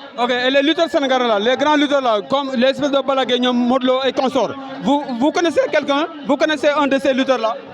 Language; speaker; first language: French; non-native, local second language; Wolof